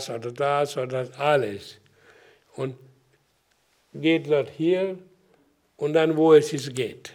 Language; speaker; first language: German; non-native, learner; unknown